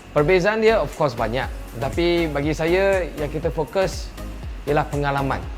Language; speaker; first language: Malay; non-native, local second language; Chinese